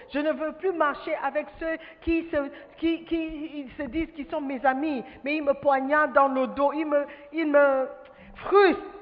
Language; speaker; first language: French; non-native, fluent; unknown